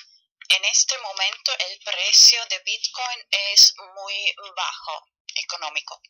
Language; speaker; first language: Spanish; non-native, fluent; German